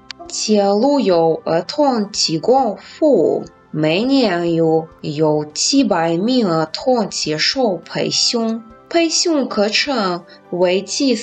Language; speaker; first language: Chinese; non-native, learner; Russian